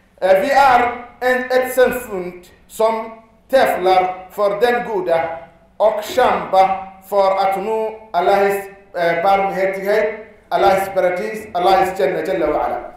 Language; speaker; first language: Swedish; non-native, fluent; Arabic